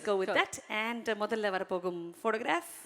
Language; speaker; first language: Tamil; native; Tamil